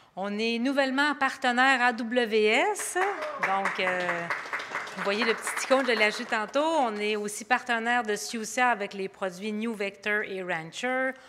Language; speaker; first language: French; native; French